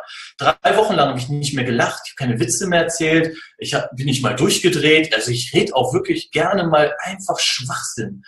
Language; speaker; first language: German; native; German